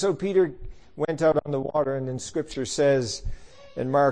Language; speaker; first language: English; native; English